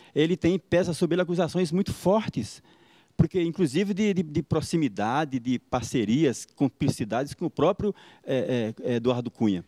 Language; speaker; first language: Portuguese; native; Portuguese